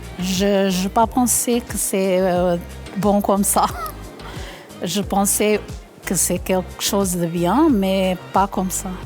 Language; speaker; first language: French; non-native, fluent; Portuguese